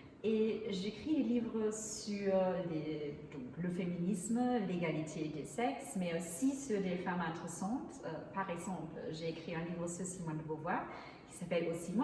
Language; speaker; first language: French; non-native, fluent; German